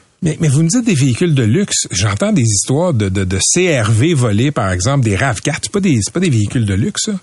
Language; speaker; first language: French; native; French